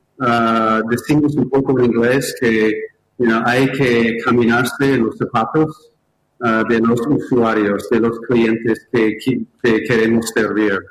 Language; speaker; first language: Spanish; non-native, fluent; English